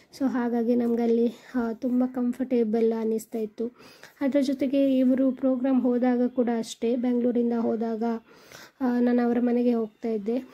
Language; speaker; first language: Kannada; native; Kannada